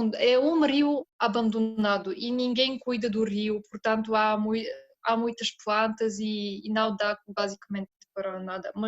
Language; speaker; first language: Portuguese; non-native, fluent; Bulgarian